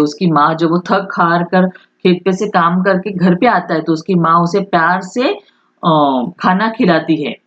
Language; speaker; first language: Hindi; non-native, local second language; Marathi